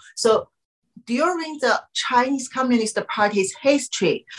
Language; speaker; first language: English; non-native, fluent; Chinese